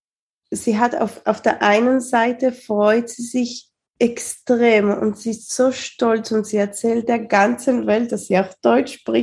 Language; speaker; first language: German; early bilingual, heritage; Spanish